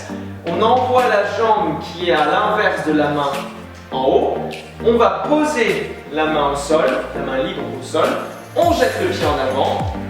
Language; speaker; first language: French; native; French